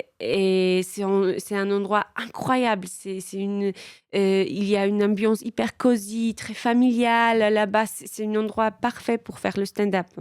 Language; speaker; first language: French; non-native, fluent; Polish